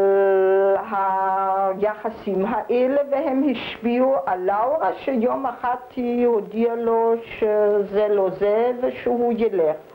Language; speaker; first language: Hebrew; early bilingual, other home language; German